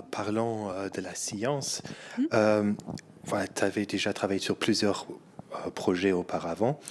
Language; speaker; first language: French; non-native, local second language; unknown